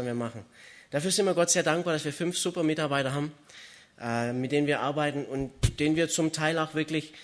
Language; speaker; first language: German; native; German